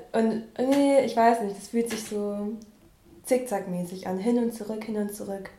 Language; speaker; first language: German; early bilingual, other home language; Vietnamese